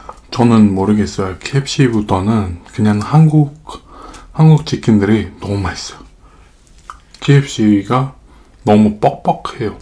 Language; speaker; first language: Korean; non-native, fluent; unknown